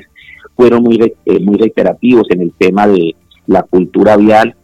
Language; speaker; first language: Spanish; native; Spanish